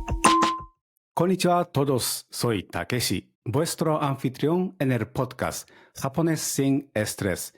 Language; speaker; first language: Spanish; non-native, learner; Japanese